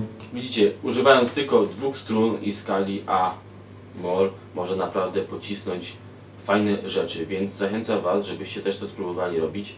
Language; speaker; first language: Polish; native; Polish